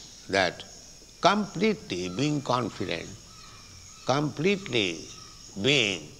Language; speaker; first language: English; non-native, local second language; Bangla